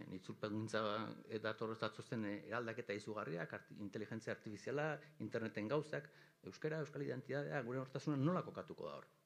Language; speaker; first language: Basque; native; Basque